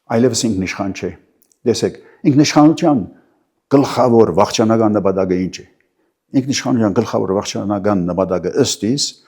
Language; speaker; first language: Armenian; early bilingual, heritage; Armenian